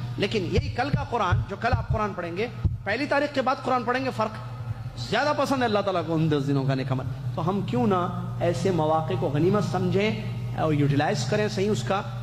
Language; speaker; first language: Urdu; native; Urdu